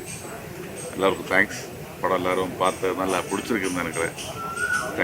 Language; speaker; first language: Tamil; non-native, learner; Malayalam